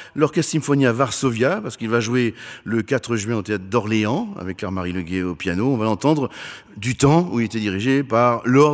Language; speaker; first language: French; native; French